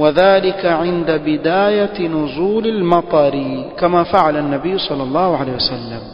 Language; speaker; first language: Arabic; non-native, fluent; Swahili